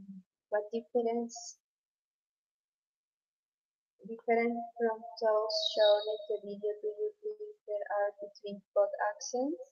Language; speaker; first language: English; non-native, learner; Spanish